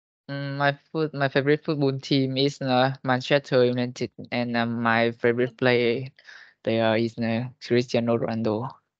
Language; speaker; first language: English; non-native, learner; Vietnamese